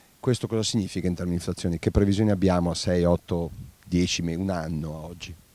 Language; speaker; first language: Italian; native; Italian